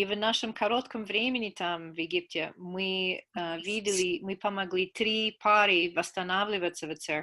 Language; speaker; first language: Russian; non-native, fluent; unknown